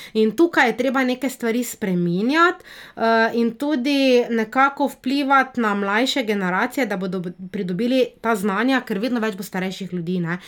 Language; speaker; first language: Slovenian; native; Slovenian